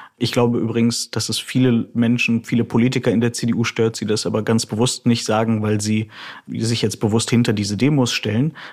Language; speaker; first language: German; early bilingual, other home language; Russian